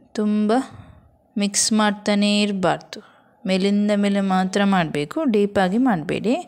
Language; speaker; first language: Kannada; non-native, local second language; Konkani